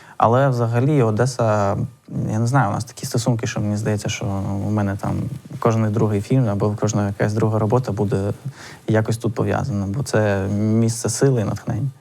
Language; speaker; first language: Ukrainian; non-native, local second language; Russian